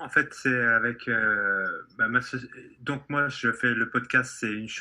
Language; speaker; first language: French; native; French